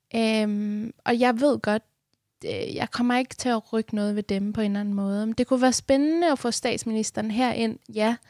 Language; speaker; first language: Danish; early bilingual, other home language; Persian